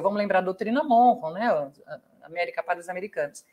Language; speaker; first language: Portuguese; native; Portuguese